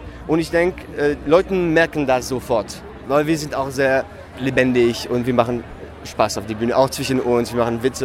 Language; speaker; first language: German; non-native, fluent; French